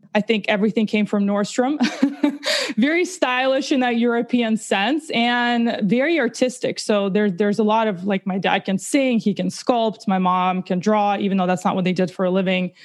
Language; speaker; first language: English; early bilingual, other home language; Russian